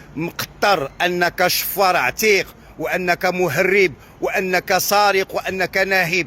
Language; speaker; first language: Arabic; native; Arabic